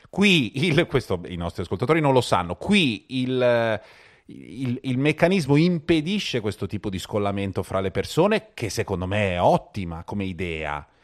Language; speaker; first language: Italian; native; Italian